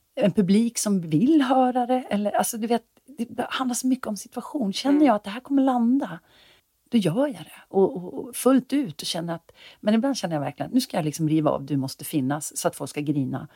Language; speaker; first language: Swedish; native; Swedish